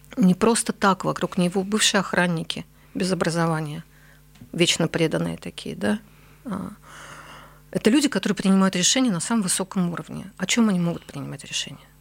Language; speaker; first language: Russian; native; Russian